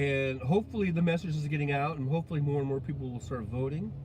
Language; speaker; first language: English; native; English